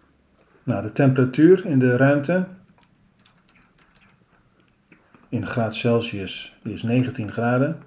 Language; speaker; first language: Dutch; native; Dutch